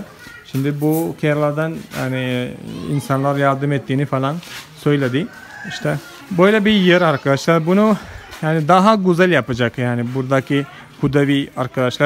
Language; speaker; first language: Turkish; non-native, fluent; Malayalam